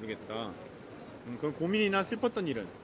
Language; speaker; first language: Korean; native; Korean